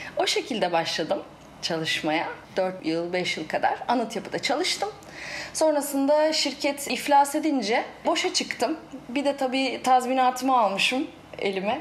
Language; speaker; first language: Turkish; native; Turkish